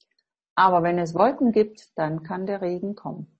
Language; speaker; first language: German; non-native, fluent; English